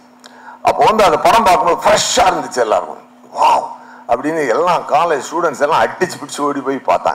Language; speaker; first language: Tamil; native; Tamil